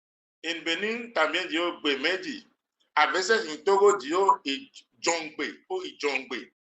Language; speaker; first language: Spanish; non-native, learner; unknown